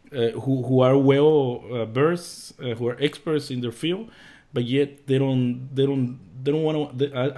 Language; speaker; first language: English; early bilingual, other home language; Spanish